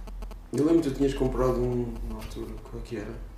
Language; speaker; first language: Portuguese; native; Portuguese